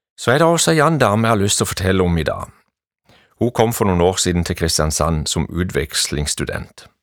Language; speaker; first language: Norwegian; native; Norwegian